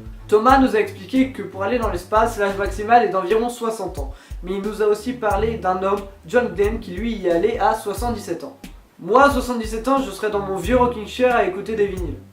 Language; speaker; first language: French; native; French